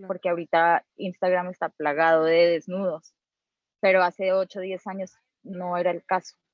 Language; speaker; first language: Spanish; native; Spanish